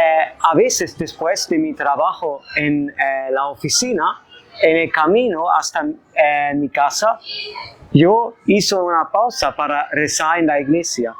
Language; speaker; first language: Spanish; non-native, fluent; German